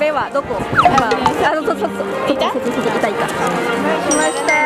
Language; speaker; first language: Japanese; non-native, learner; Lao